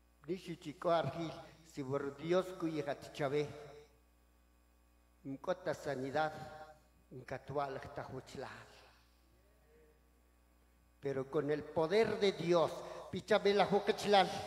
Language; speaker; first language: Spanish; non-native, local second language; Kʼicheʼ